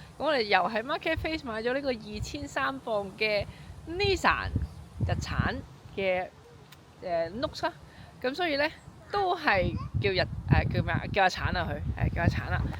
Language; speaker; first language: Cantonese; native; Cantonese